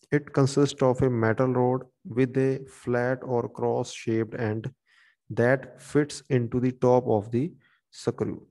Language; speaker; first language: English; non-native, local second language; Punjabi